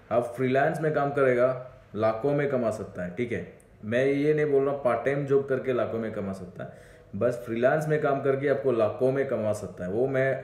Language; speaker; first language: Hindi; non-native, local second language; Malayalam